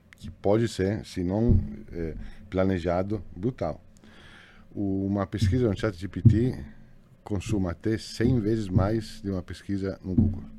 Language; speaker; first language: Portuguese; non-native, fluent; Italian